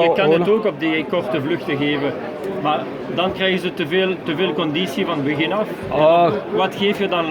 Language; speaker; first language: Dutch; non-native, local second language; French